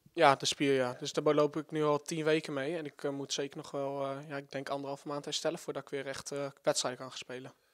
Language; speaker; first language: Dutch; native; Dutch